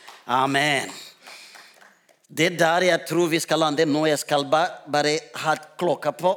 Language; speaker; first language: Norwegian; non-native, fluent; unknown